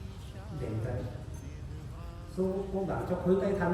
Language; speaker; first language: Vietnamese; non-native, learner; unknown